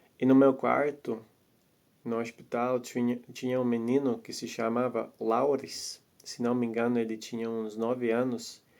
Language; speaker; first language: Portuguese; non-native, fluent; Latvian